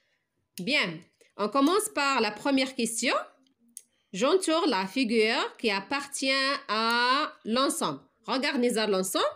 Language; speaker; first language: French; non-native, local second language; Arabic